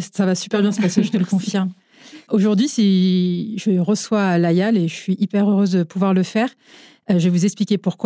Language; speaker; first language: French; native; French